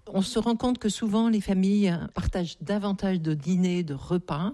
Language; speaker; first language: French; native; French